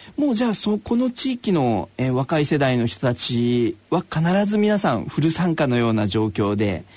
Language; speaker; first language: Japanese; native; Japanese